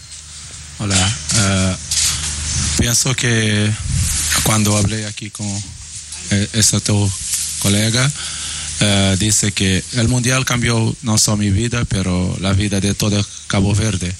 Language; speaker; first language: Spanish; non-native, learner; Portuguese